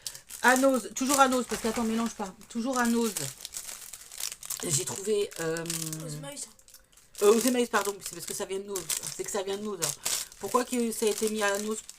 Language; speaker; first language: French; native; French